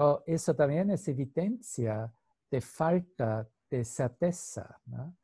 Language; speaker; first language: Spanish; non-native, fluent; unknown